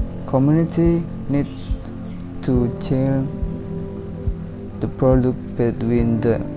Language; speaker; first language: English; non-native, learner; Indonesian